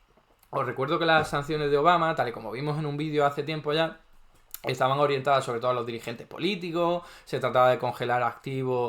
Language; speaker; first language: Spanish; native; Spanish